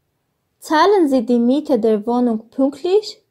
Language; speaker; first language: German; non-native, fluent; Armenian